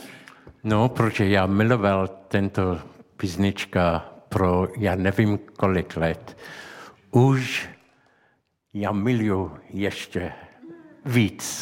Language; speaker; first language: Czech; non-native, learner; English